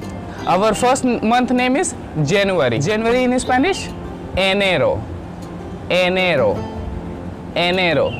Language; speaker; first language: English; non-native, local second language; Hindi